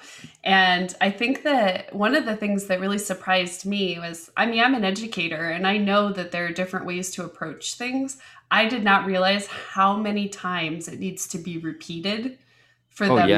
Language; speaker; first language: English; native; English